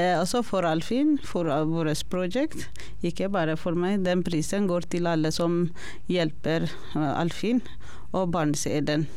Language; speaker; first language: Norwegian; non-native, learner; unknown